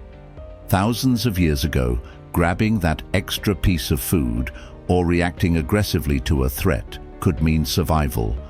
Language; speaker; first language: English; native; English